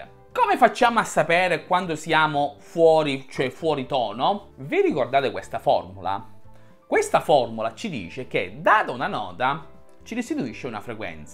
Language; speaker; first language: Italian; native; Italian